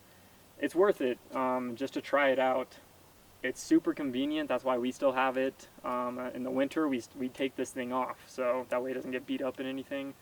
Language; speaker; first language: English; native; English